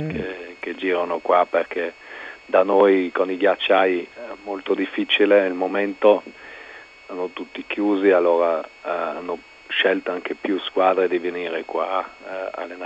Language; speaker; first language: Italian; non-native, local second language; German